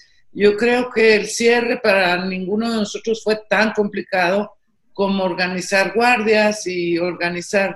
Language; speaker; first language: Spanish; native; Spanish